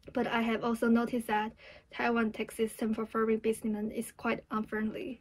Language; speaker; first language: English; non-native, fluent; Chinese